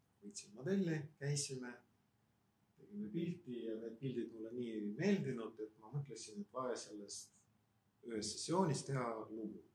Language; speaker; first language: Estonian; non-native, local second language; Russian